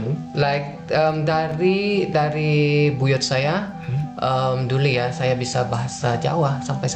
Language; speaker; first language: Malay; non-native, fluent; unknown